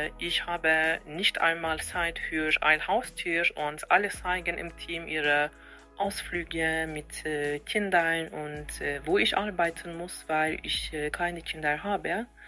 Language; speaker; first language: German; non-native, fluent; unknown